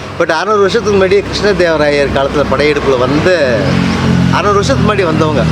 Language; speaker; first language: Tamil; non-native, local second language; Telugu